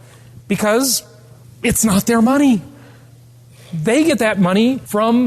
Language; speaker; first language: English; native; English